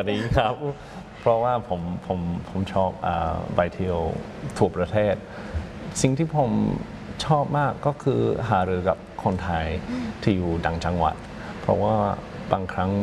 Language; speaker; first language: Thai; non-native, fluent; English